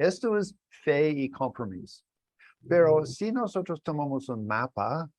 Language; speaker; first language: Spanish; non-native, learner; English